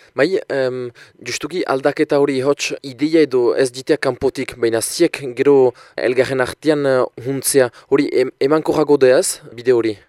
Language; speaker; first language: Basque; native; Basque